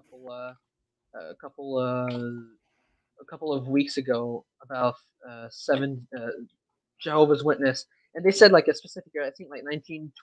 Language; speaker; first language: English; non-native, fluent; French